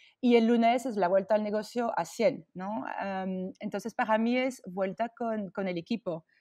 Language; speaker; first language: Spanish; non-native, fluent; French